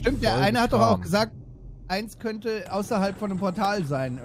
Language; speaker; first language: German; native; German